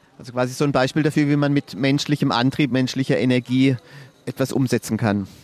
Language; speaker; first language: German; native; German